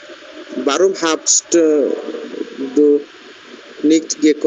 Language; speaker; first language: German; non-native, learner; Bangla